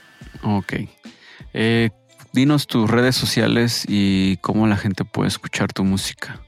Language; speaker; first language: Spanish; native; Spanish